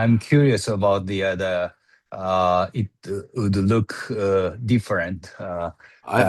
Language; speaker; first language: English; non-native, learner; Japanese